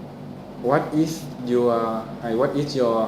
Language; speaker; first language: English; non-native, learner; Thai